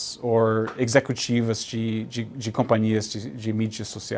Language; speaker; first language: Portuguese; non-native, learner; English